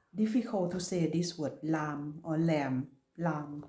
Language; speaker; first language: English; non-native, learner; Thai